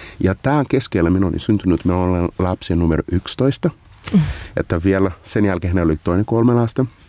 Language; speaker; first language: Finnish; non-native, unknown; Portuguese